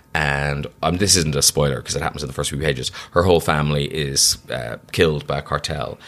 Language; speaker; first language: English; native; English